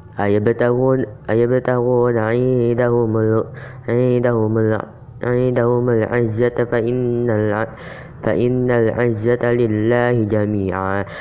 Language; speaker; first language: Arabic; non-native, learner; Indonesian